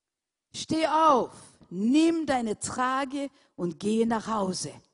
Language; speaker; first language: German; non-native, fluent; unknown